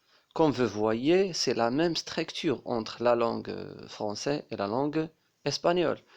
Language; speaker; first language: French; non-native, local second language; Arabic